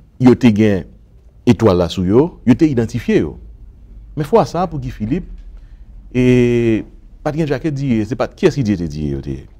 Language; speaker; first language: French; non-native, local second language; Haitian Creole